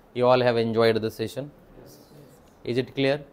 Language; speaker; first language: English; non-native, local second language; Marathi